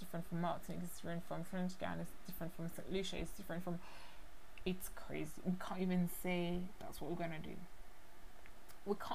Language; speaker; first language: English; non-native, fluent; Haitian Creole